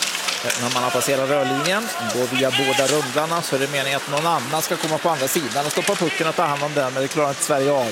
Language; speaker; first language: Swedish; native; Swedish